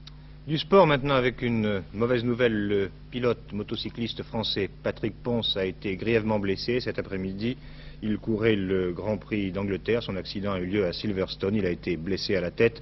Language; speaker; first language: French; native; French